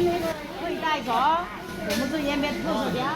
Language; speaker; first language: Chinese; non-native, local second language; Korean